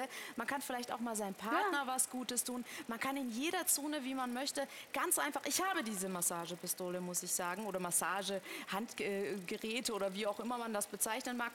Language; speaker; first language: German; native; German